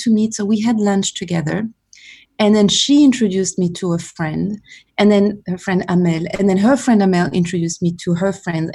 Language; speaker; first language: English; non-native, fluent; French